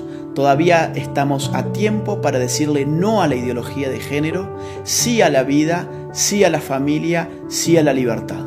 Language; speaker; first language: Spanish; native; Spanish